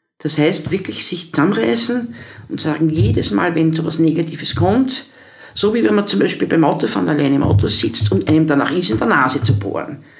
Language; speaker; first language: German; native; German